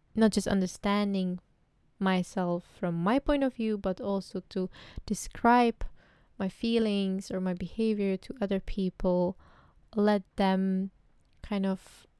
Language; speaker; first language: English; non-native, fluent; Czech